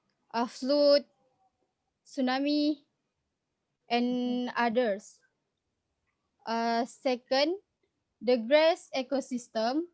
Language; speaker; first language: English; non-native, learner; Indonesian